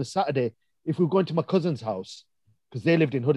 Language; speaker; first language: English; native; English